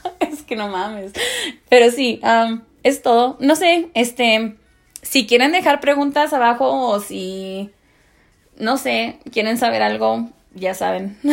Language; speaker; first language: Spanish; early bilingual, heritage; Spanish